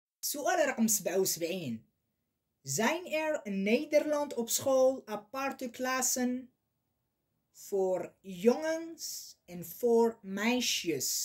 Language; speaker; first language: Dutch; non-native, learner; Arabic